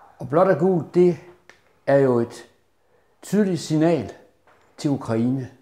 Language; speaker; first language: Danish; native; Danish